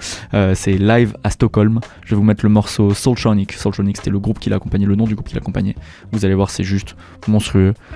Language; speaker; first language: French; native; French